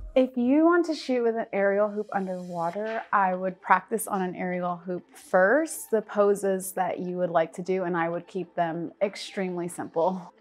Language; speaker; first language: English; native; English